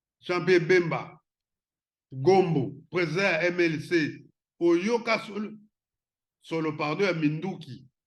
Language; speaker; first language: Lingala; non-native, local second language; Kongo